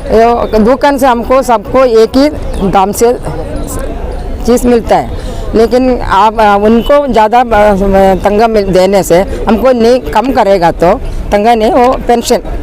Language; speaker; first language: Hindi; non-native, local second language; Malayalam